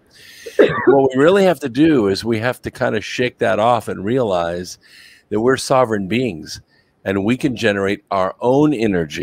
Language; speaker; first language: English; native; English